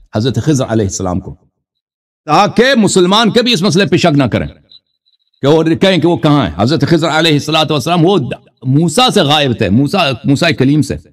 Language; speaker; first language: Urdu; non-native, fluent; Persian